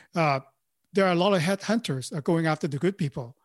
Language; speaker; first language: English; non-native, local second language; Cantonese